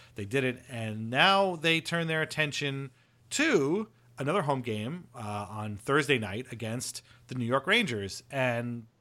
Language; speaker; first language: English; native; English